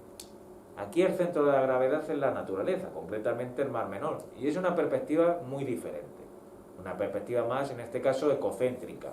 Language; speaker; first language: Spanish; native; Spanish